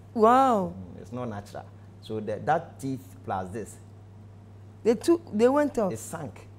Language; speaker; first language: English; non-native, local second language; Akan